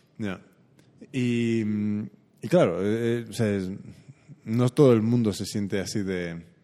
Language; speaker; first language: Spanish; early bilingual, heritage; Spanish